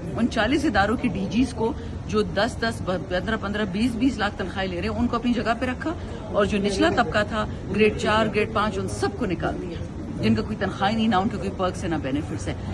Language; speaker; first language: Urdu; non-native, local second language; Pashto